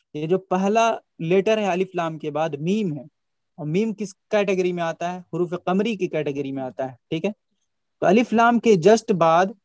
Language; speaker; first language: Hindi; native; Hindi